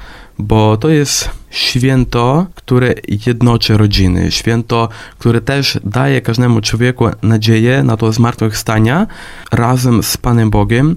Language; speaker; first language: Polish; non-native, fluent; Ukrainian